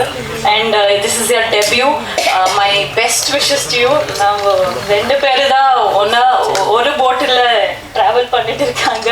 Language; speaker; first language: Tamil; non-native, learner; Kannada